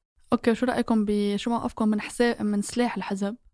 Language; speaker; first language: Arabic; native; Arabic